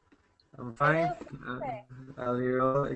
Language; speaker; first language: English; non-native, learner; Spanish